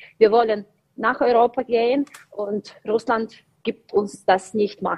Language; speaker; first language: German; non-native, learner; Ukrainian